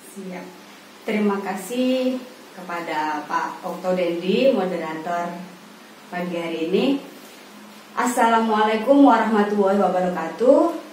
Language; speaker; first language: Indonesian; native; Indonesian